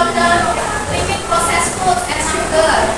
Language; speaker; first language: English; non-native, fluent; Indonesian